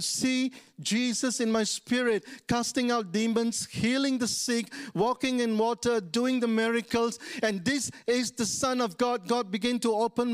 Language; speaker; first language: English; non-native, local second language; Tamil